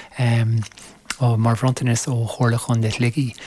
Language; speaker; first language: Irish; non-native, local second language; English